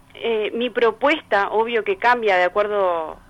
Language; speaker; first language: Spanish; native; Spanish